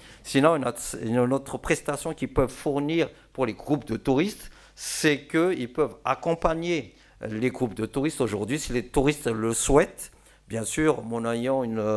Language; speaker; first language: French; non-native, local second language; Malagasy